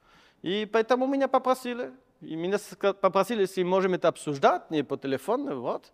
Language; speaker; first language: Russian; non-native, fluent; French